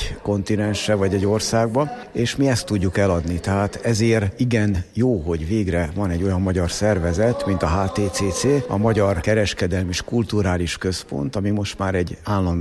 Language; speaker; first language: Hungarian; native; Hungarian